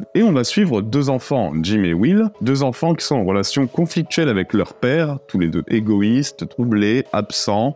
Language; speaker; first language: French; native; French